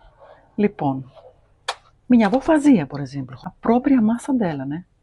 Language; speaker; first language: Portuguese; non-native, fluent; Greek